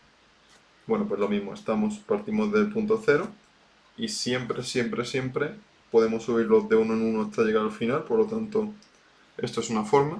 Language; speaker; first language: Spanish; native; Spanish